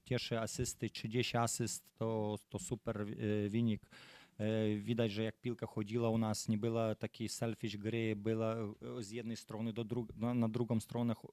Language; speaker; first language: Polish; non-native, fluent; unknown